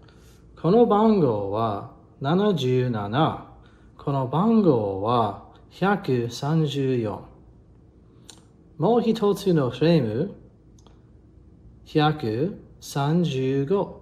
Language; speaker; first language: Japanese; non-native, learner; English